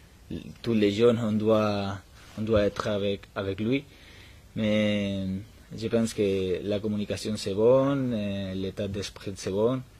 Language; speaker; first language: French; non-native, learner; Spanish